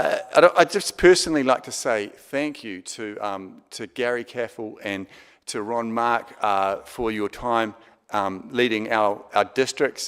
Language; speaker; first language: English; native; English